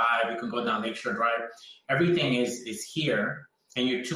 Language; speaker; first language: English; early bilingual, other home language; Spanish